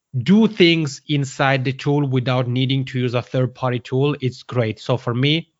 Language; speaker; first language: English; non-native, fluent; Italian